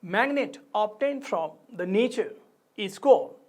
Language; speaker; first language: English; non-native, local second language; Nepali